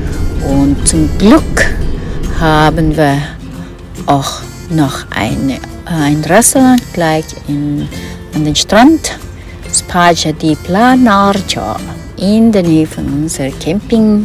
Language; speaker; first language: German; non-native, fluent; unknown